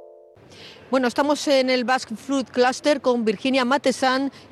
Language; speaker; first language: Spanish; native; Spanish